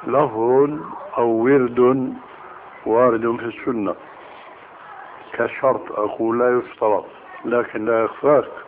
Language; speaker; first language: Arabic; early bilingual, other home language; Albanian